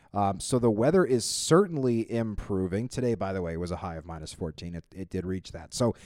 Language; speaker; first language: English; native; English